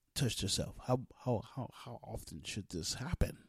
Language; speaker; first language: English; native; English